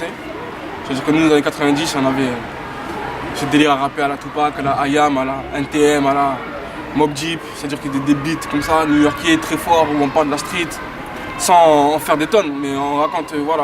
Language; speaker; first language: French; native; French